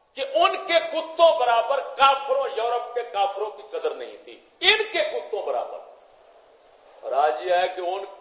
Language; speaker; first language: Urdu; non-native, local second language; Punjabi